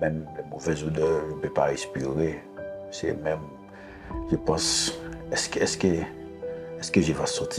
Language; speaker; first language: French; non-native, learner; Haitian Creole